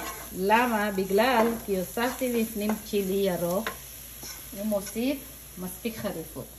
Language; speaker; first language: Hebrew; non-native, fluent; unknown